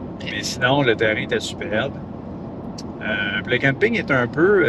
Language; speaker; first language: French; native; French